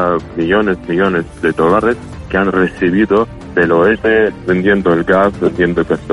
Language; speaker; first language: Spanish; non-native, fluent; Ukrainian